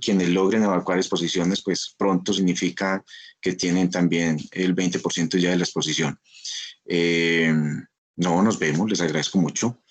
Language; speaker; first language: Spanish; native; Spanish